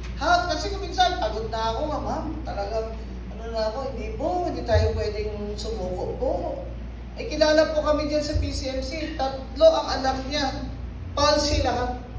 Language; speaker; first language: Filipino; non-native, local second language; Hiligaynon